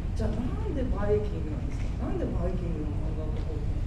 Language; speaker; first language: Japanese; native; Japanese